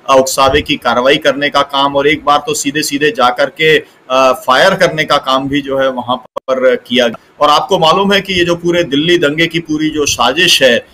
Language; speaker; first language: Hindi; native; Hindi